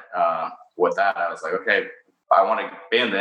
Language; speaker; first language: English; non-native, fluent; Spanish